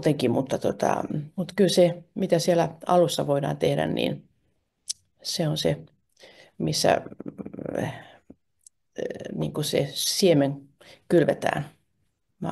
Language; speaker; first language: Finnish; native; Finnish